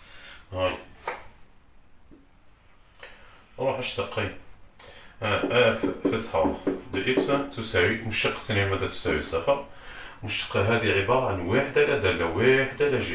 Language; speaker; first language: Arabic; native; Arabic